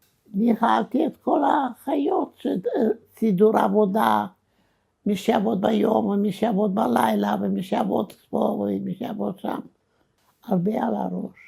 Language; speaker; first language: Hebrew; non-native, fluent; Romanian